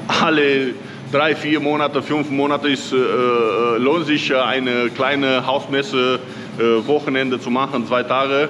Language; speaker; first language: German; non-native, learner; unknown